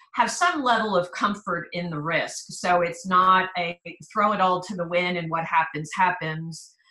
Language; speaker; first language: English; native; English